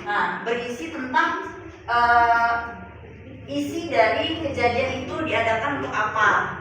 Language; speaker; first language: Indonesian; native; Indonesian